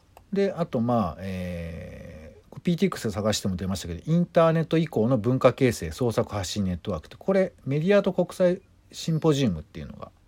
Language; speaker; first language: Japanese; native; Japanese